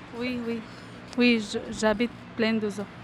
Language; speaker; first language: French; non-native, learner; Arabic